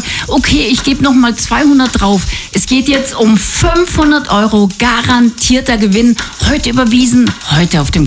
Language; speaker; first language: German; native; German